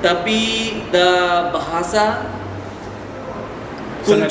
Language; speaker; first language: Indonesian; non-native, learner; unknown